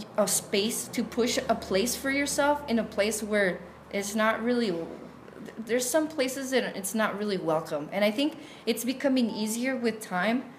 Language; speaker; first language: English; early bilingual, other home language; Spanish